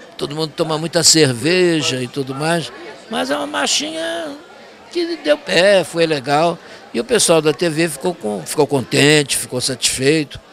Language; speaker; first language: Portuguese; native; Portuguese